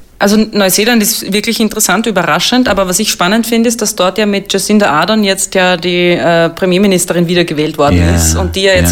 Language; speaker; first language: German; native; German